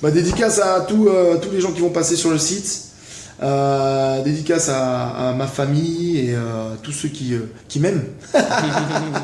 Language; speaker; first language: French; native; French